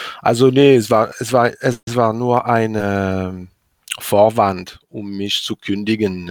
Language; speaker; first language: German; non-native, learner; French